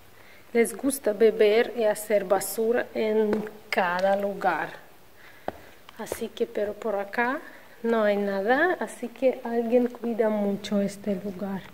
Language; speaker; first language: Spanish; non-native, fluent; Russian